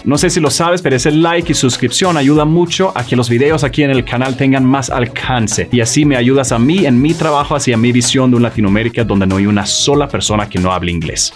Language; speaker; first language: Spanish; native; Spanish